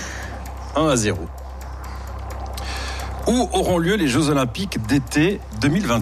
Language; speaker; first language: French; native; French